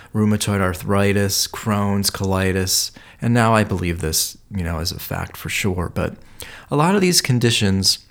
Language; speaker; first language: English; native; English